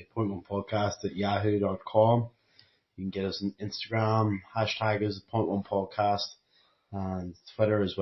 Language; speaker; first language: English; native; English